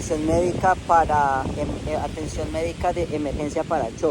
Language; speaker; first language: Spanish; native; Spanish